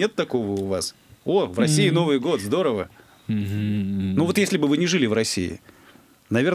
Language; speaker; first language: Russian; native; Russian